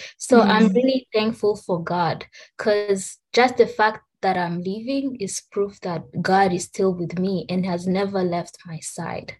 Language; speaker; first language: English; non-native, local second language; Kinyarwanda